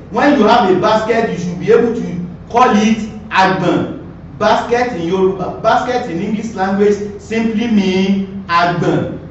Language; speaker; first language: English; non-native, local second language; Yoruba